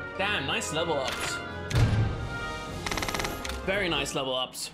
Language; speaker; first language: English; native; English